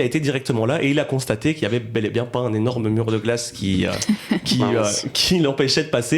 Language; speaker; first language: French; native; French